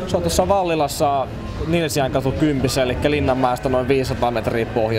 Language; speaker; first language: Finnish; native; Finnish